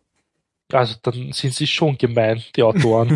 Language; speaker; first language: German; native; German